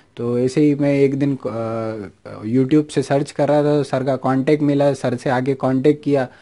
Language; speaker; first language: Hindi; native; Hindi